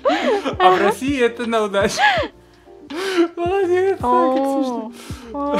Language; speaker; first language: Russian; non-native, fluent; Spanish